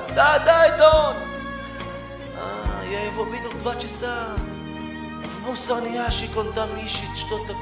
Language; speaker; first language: Russian; early bilingual, heritage; Russian